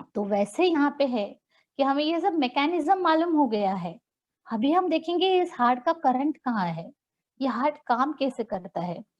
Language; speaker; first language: Hindi; non-native, local second language; Marathi